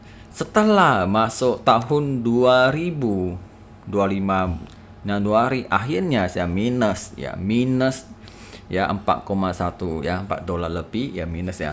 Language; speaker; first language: Indonesian; native; Indonesian